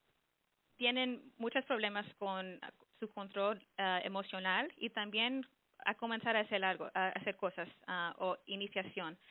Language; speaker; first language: Spanish; early bilingual, heritage; Spanish